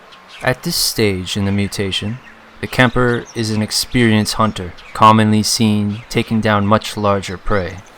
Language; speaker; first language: English; native; English